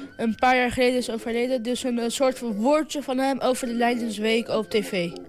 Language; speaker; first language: Dutch; early bilingual, other home language; Arabic